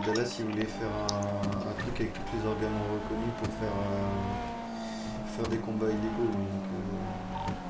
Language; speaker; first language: French; native; French